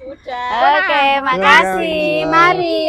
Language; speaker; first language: Indonesian; native; Indonesian